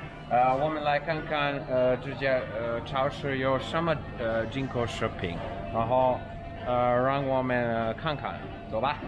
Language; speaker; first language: Chinese; non-native, learner; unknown